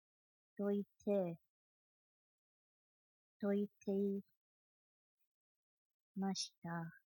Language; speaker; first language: Japanese; non-native, learner; English